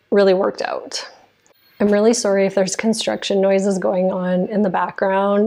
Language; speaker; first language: English; native; English